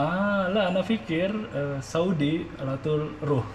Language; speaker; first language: Arabic; non-native, learner; Indonesian